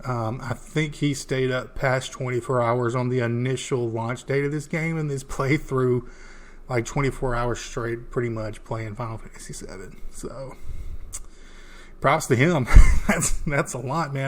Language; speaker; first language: English; native; English